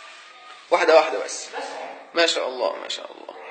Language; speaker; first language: Arabic; native; Arabic